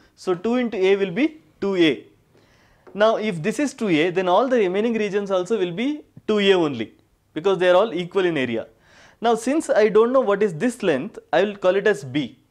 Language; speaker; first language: English; non-native, local second language; Kannada